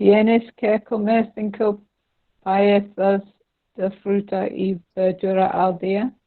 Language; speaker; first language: Spanish; non-native, learner; English